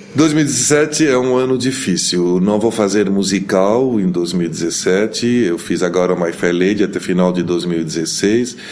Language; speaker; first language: Portuguese; early bilingual, heritage; Portuguese